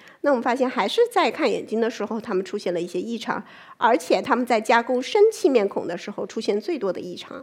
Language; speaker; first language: Chinese; native; Chinese